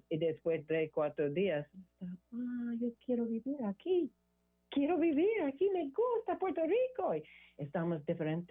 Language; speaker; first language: Spanish; non-native, learner; English